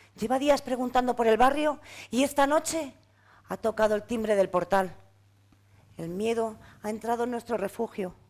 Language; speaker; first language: Spanish; native; Spanish